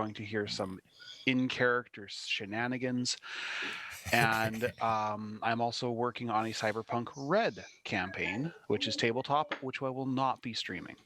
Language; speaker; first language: English; native; English